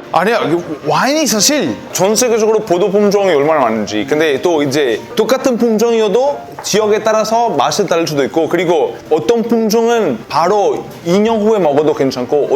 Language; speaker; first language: Korean; non-native, fluent; Italian